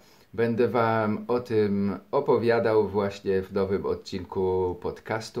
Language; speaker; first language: Polish; native; Polish